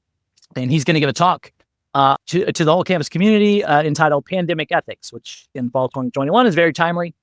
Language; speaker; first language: English; native; English